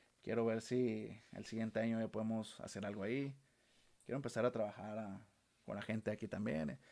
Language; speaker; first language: Spanish; native; Spanish